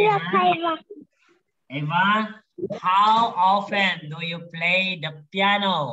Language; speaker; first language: English; non-native, fluent; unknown